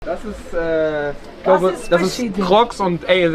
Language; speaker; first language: German; native; German